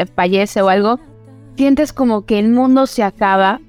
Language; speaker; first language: Spanish; early bilingual, heritage; Spanish